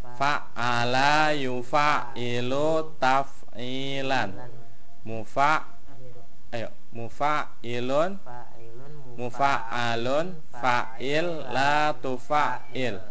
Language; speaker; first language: Arabic; non-native, fluent; Indonesian